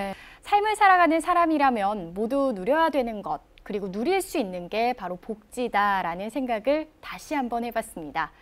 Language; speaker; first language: Korean; native; Korean